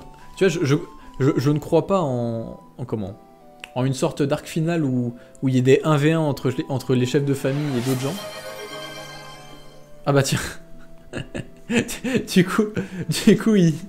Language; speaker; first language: French; native; French